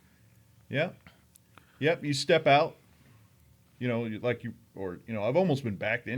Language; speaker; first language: English; native; English